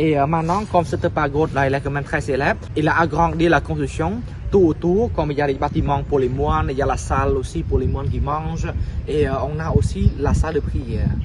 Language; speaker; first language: French; non-native, fluent; Khmer